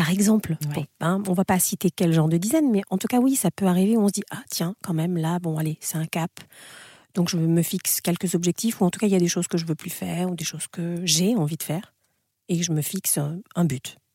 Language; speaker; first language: French; native; French